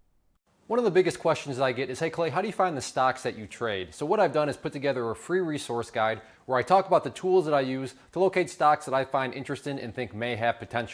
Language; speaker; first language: English; native; English